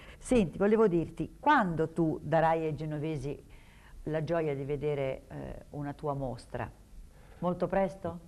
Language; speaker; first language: Italian; native; Italian